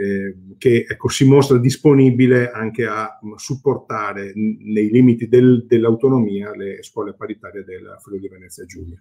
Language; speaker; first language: Italian; native; Italian